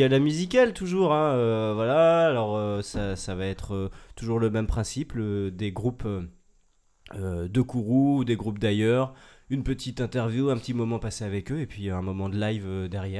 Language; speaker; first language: French; native; French